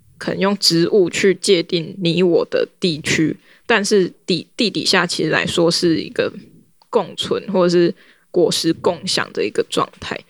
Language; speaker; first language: Chinese; native; Chinese